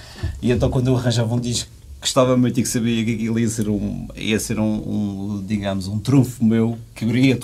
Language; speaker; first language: Portuguese; native; Portuguese